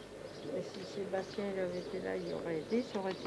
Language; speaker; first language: French; native; French